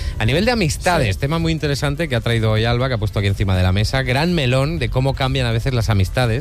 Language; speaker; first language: Spanish; native; Spanish